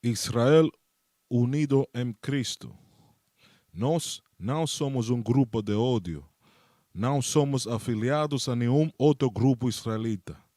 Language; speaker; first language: Portuguese; non-native, fluent; Spanish